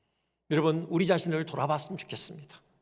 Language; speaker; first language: Korean; native; Korean